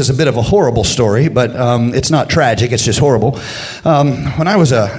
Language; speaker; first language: English; native; English